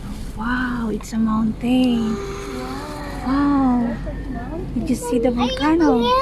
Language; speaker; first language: English; non-native, local second language; Filipino